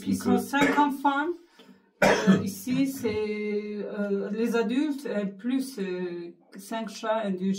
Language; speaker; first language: French; non-native, learner; Arabic